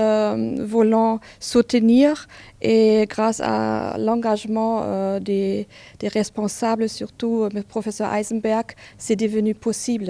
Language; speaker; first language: French; non-native, fluent; German